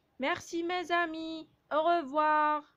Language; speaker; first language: French; non-native, local second language; Arabic